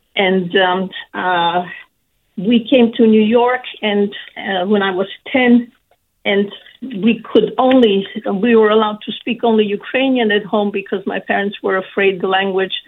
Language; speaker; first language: English; early bilingual, other home language; Ukrainian